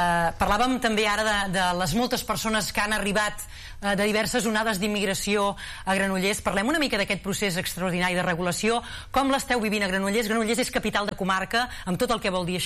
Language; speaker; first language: Catalan; native; Catalan